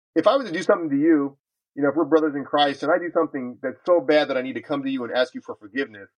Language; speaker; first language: English; native; English